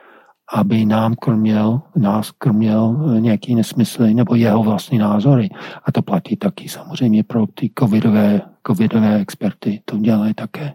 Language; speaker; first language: Czech; non-native, fluent; English